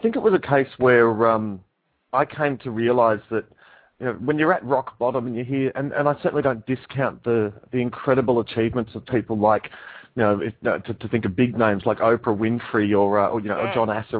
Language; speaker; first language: English; native; English